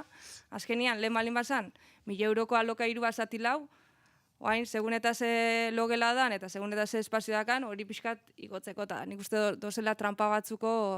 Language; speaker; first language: Basque; native; Basque